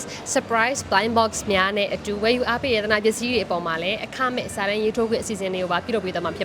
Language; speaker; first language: Burmese; native; Burmese